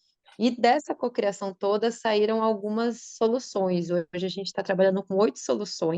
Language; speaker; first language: Portuguese; native; Portuguese